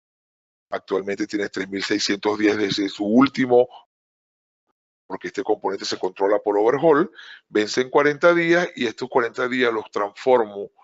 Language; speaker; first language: Spanish; native; Spanish